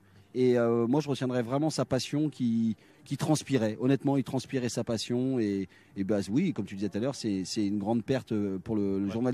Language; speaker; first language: French; native; French